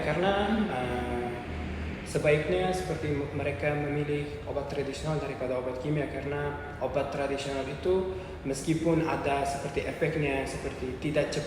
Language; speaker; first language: Indonesian; non-native, learner; Uzbek